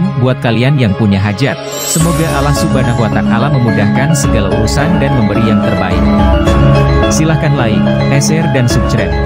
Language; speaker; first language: Indonesian; native; Indonesian